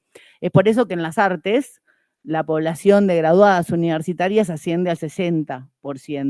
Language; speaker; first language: Spanish; native; Spanish